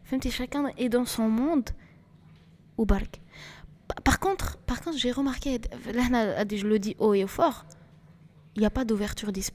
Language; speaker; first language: French; non-native, local second language; Arabic